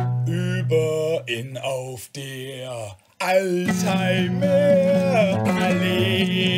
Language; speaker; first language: German; native; German